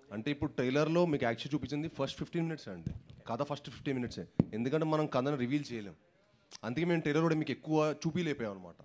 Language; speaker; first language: Telugu; native; Telugu